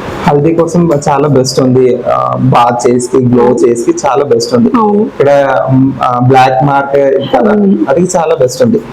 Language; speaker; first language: Telugu; non-native, learner; Malayalam